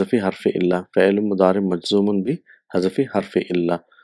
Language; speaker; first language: Arabic; non-native, fluent; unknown